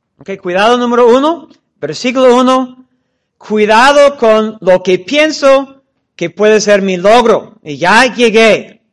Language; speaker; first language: Spanish; non-native, fluent; English